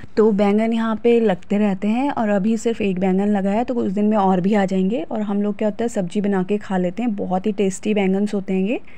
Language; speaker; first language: Hindi; native; Hindi